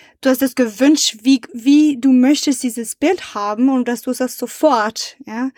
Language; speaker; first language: German; non-native, learner; French